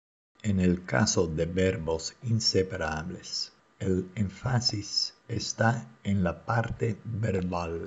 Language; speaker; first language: Spanish; non-native, fluent; Dutch